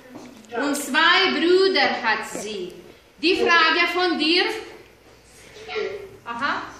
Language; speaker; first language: German; non-native, fluent; Lithuanian